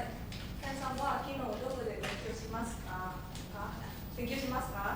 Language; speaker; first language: Japanese; non-native, learner; Indonesian